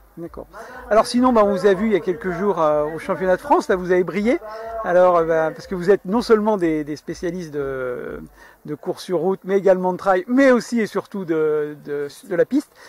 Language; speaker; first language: French; native; French